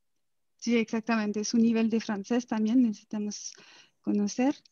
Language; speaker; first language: Spanish; non-native, fluent; French